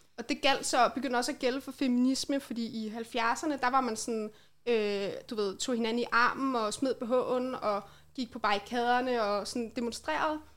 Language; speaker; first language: Danish; native; Danish